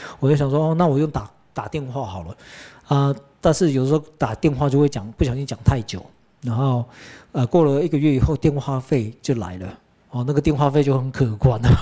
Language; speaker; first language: Chinese; early bilingual, heritage; Chinese